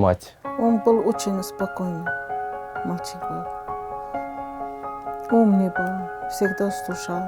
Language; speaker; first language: Russian; non-native, learner; Azerbaijani